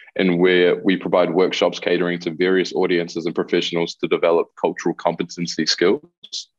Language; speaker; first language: English; non-native, local second language; Spanish